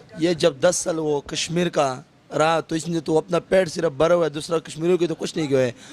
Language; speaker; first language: Urdu; non-native, local second language; Pashto